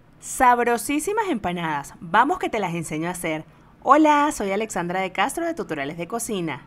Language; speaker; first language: Spanish; native; Spanish